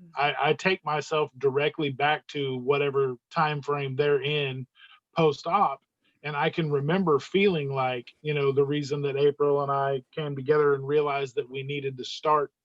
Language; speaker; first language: English; native; English